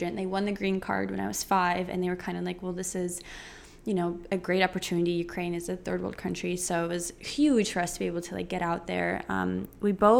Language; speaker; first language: English; early bilingual, other home language; Ukrainian